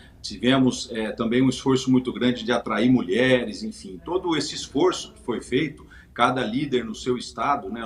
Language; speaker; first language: Portuguese; native; Portuguese